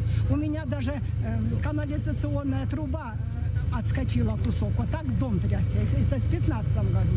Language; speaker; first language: Russian; native; Russian